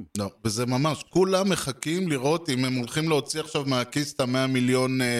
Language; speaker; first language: Hebrew; native; Hebrew